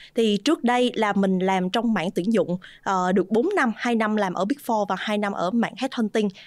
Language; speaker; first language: Vietnamese; native; Vietnamese